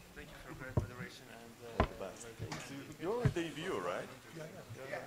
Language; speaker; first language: English; non-native, fluent; Russian